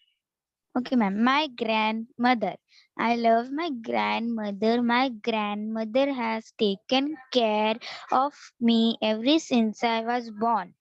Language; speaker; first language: English; non-native, learner; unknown